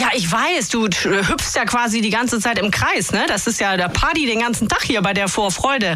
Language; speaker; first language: German; native; German